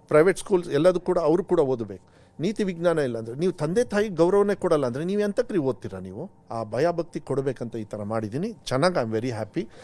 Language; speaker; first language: Kannada; native; Kannada